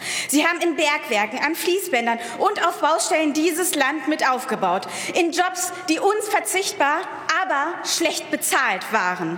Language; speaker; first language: German; early bilingual, other home language; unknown